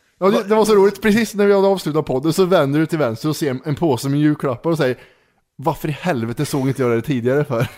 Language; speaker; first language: Swedish; native; Swedish